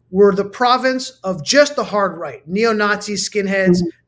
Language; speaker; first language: English; native; English